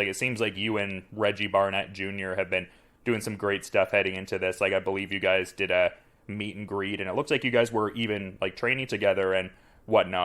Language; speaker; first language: English; native; English